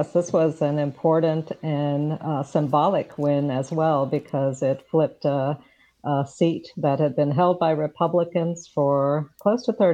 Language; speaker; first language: English; native; English